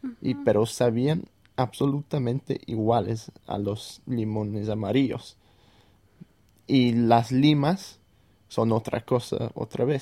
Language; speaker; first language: Spanish; non-native, fluent; English